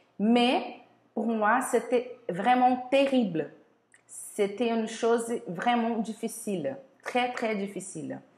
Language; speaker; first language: French; non-native, learner; Portuguese